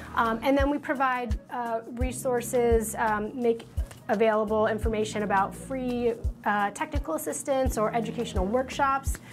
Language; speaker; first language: English; native; English